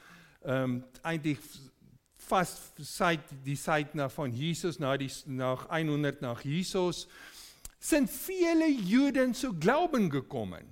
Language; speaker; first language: German; non-native, fluent; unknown